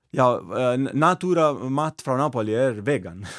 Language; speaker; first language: Icelandic; non-native, learner; Italian